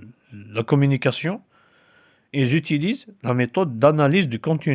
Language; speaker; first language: French; non-native, local second language; Kabyle